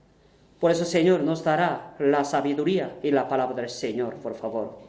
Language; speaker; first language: Spanish; non-native, fluent; Korean